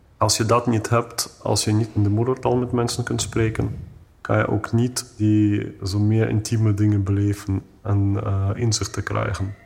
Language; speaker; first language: Dutch; non-native, fluent; Ukrainian